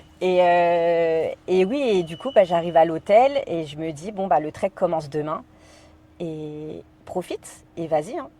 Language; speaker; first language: French; native; French